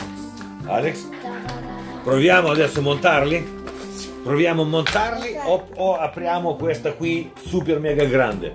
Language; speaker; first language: Italian; non-native, fluent; Russian